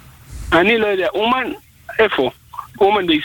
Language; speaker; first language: Hebrew; non-native, learner; Spanish